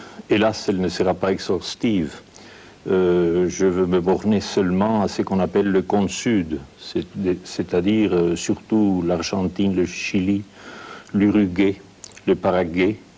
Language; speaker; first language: French; non-native, fluent; Spanish